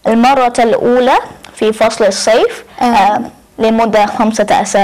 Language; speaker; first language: Arabic; non-native, learner; English